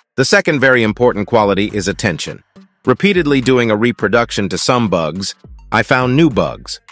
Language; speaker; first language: English; non-native, fluent; Russian